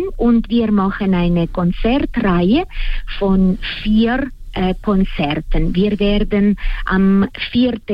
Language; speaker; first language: German; non-native, fluent; Spanish